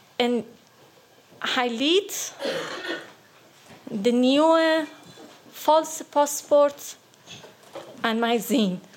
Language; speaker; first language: Dutch; non-native, learner; Persian